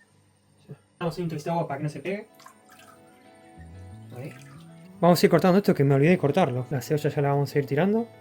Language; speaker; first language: Spanish; native; Spanish